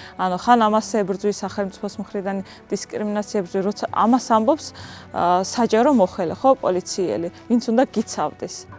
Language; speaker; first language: Georgian; non-native, local second language; Azerbaijani